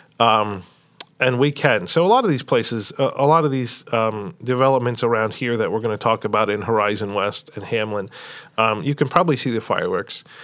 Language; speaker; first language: English; native; English